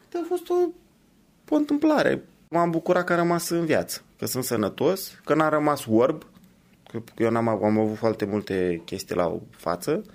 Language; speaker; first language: Romanian; native; Romanian